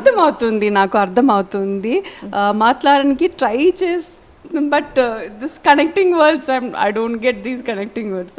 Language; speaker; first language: Telugu; non-native, learner; Malayalam